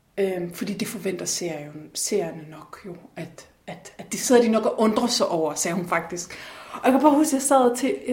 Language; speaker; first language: Danish; native; Danish